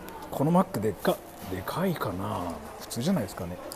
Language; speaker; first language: Japanese; early bilingual, heritage; Japanese